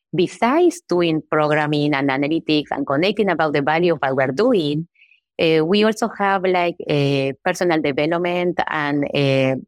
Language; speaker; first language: English; non-native, fluent; Spanish